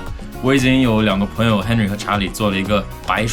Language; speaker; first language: Chinese; non-native, local second language; English